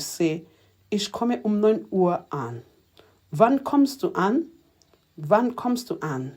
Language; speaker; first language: German; non-native, fluent; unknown